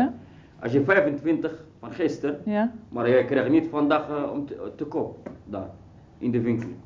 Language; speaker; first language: Dutch; non-native, learner; Arabic